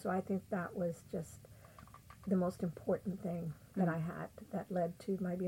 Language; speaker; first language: English; native; English